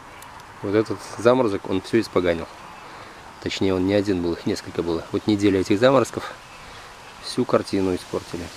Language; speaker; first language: Russian; native; Russian